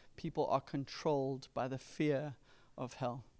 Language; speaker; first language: English; native; English